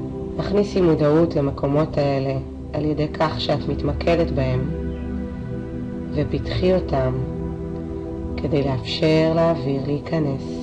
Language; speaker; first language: Hebrew; native; Hebrew